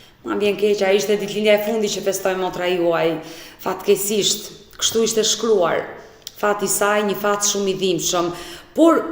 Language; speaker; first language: Albanian; native; Albanian